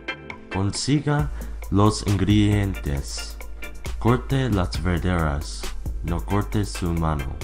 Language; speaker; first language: Spanish; non-native, learner; English